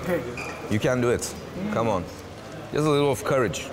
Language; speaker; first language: English; non-native, fluent; Turkish